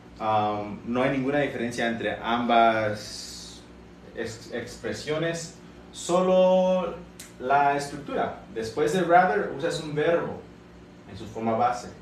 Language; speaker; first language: Spanish; early bilingual, heritage; Spanish